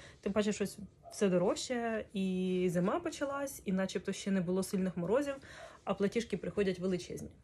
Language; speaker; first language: Ukrainian; non-native, local second language; Russian